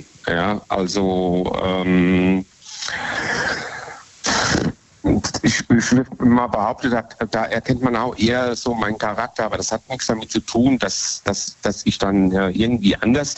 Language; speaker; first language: German; native; German